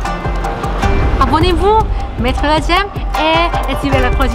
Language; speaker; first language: French; non-native, learner; Thai